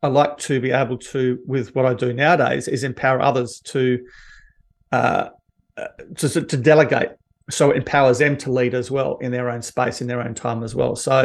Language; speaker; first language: English; native; English